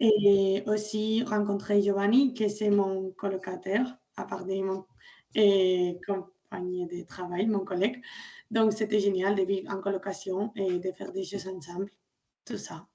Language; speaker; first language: French; non-native, learner; Spanish